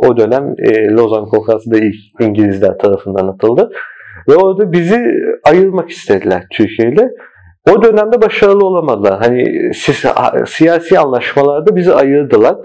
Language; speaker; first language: Turkish; early bilingual, heritage; Turkish